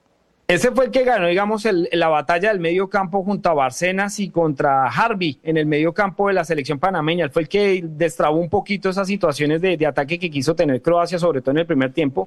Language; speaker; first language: Spanish; native; Spanish